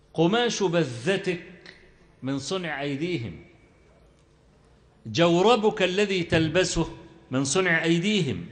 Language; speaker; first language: Arabic; native; Arabic